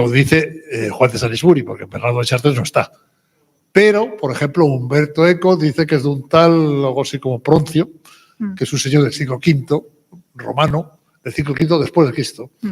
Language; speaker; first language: Spanish; native; Spanish